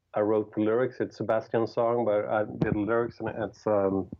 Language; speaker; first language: English; non-native, fluent; Swedish